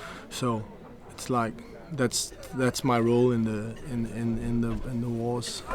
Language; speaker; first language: English; non-native, fluent; Danish